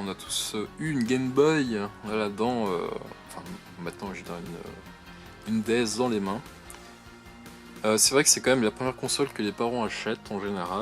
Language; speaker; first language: French; native; French